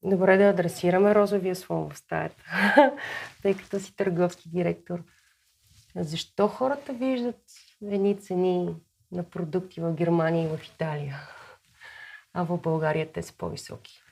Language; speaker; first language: Bulgarian; native; Bulgarian